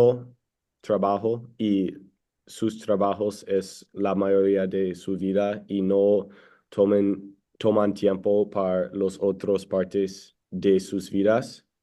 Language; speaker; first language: Spanish; non-native, learner; English